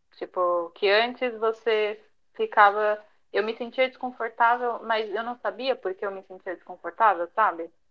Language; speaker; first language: Portuguese; early bilingual, other home language; Japanese